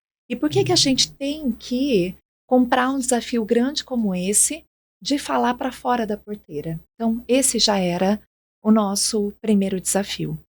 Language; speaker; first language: Portuguese; native; Portuguese